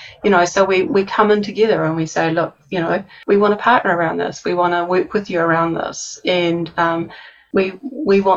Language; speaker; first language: English; native; English